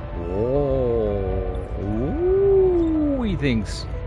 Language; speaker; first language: English; non-native, fluent; Dutch